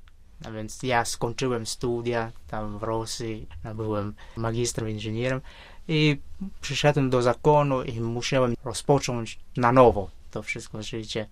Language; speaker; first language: Polish; non-native, fluent; Vietnamese